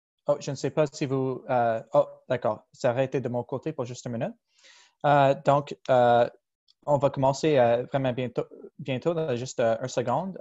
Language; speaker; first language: French; non-native, fluent; English